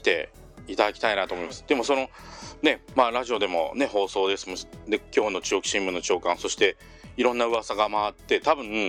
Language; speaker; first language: Japanese; native; Japanese